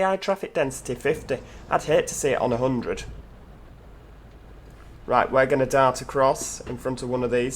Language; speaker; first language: English; native; English